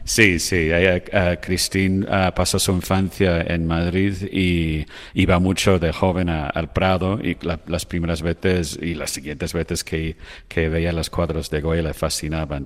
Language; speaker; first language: Spanish; non-native, fluent; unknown